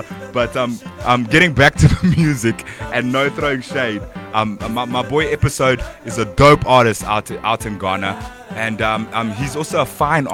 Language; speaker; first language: English; non-native, local second language; Bemba